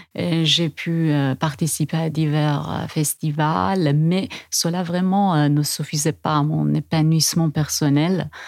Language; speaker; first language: French; non-native, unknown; Persian